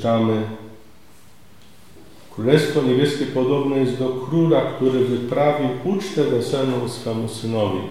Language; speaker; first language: Polish; native; Polish